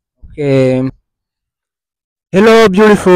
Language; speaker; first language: English; non-native, learner; Kinyarwanda